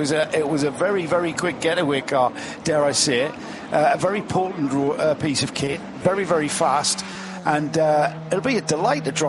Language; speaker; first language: English; native; English